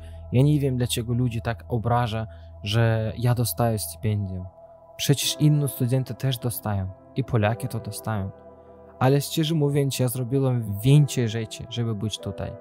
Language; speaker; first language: Polish; non-native, learner; Azerbaijani